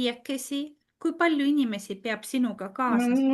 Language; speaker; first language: Estonian; non-native, fluent; Russian